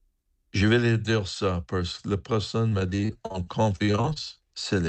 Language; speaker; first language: French; non-native, learner; English